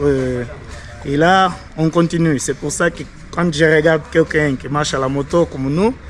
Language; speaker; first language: French; non-native, fluent; Portuguese